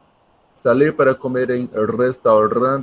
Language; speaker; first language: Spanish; non-native, fluent; Portuguese